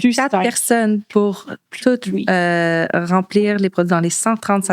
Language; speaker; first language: French; native; French